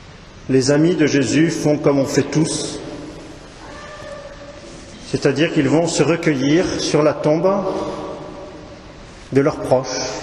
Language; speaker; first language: French; native; French